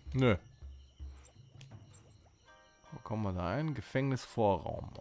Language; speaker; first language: German; native; German